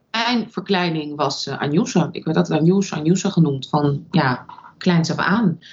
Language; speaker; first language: Dutch; early bilingual, other home language; Russian